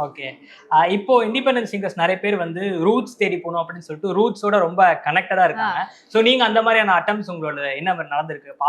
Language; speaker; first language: Tamil; native; Tamil